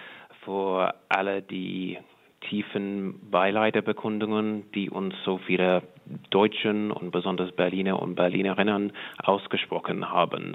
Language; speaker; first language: German; non-native, fluent; English